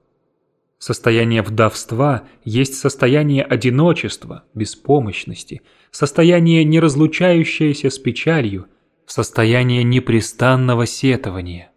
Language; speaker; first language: Russian; native; Russian